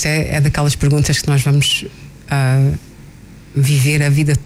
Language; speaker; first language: Portuguese; non-native, local second language; Kabuverdianu